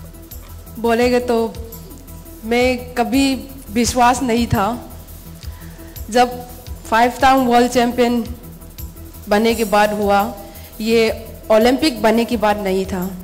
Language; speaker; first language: Hindi; non-native, local second language; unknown